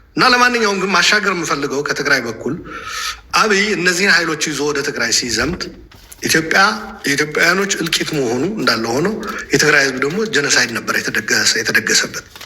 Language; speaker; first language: Amharic; non-native, local second language; Tigrinya